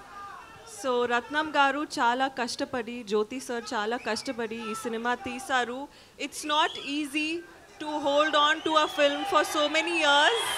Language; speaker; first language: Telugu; non-native, learner; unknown